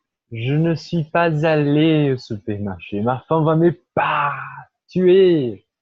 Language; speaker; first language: French; non-native, fluent; Portuguese